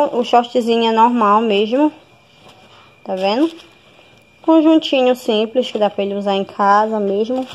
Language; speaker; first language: Portuguese; native; Portuguese